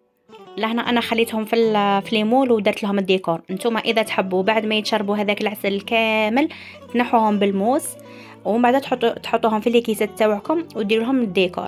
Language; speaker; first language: Arabic; native; Arabic